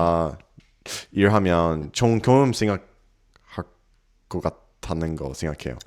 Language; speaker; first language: Korean; non-native, learner; English